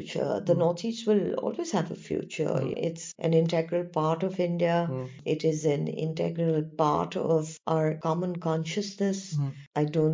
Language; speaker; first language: English; non-native, local second language; Gujarati